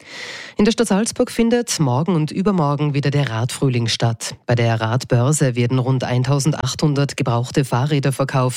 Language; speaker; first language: German; native; German